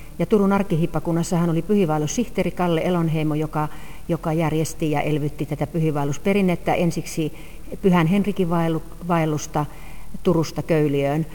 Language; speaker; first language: Finnish; native; Finnish